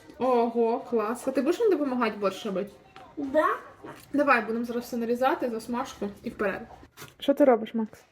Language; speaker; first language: Ukrainian; native; Ukrainian